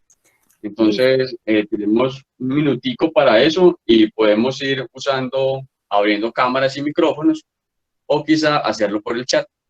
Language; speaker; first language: Spanish; native; Spanish